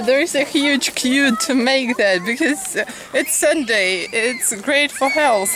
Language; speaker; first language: English; non-native, fluent; Russian